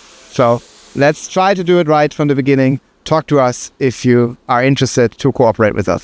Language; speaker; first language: English; non-native, fluent; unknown